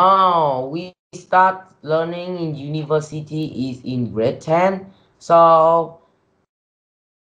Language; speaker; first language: English; non-native, learner; Vietnamese